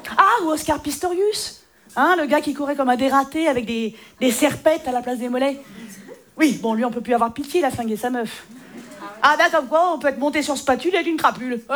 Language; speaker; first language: French; native; French